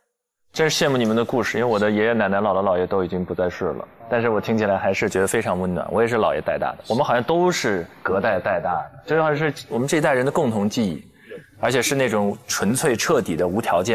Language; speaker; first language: Chinese; native; Chinese